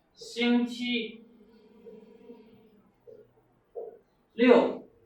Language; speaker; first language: Chinese; non-native, fluent; Urdu